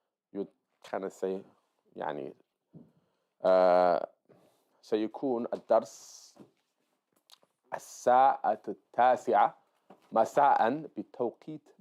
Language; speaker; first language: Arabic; non-native, fluent; English